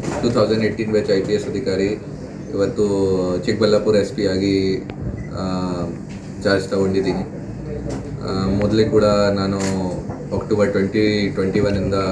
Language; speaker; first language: Kannada; non-native, local second language; Hindi